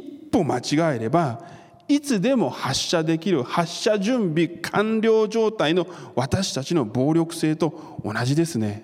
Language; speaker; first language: Japanese; non-native, fluent; Korean